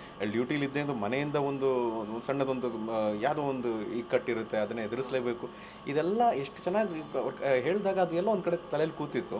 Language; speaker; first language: Kannada; native; Kannada